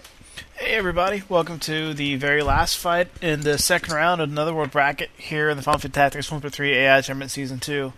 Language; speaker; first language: English; native; English